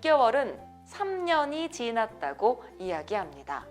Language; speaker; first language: Korean; native; Korean